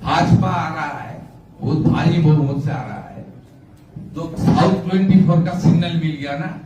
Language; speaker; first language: Hindi; non-native, local second language; Bangla